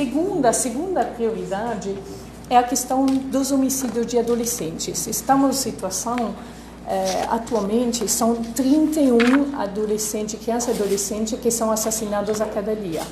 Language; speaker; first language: Portuguese; non-native, fluent; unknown